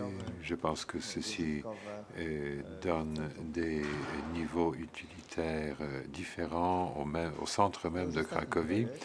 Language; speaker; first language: French; non-native, fluent; Polish